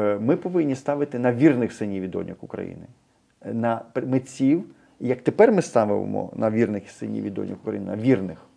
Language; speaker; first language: Ukrainian; native; Ukrainian